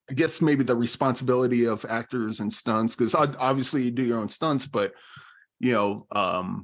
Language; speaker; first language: English; native; English